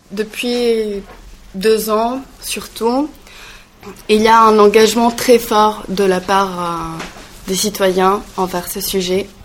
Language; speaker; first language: French; non-native, learner; Greek